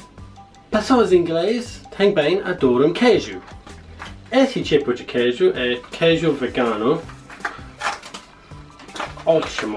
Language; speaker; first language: Portuguese; non-native, learner; English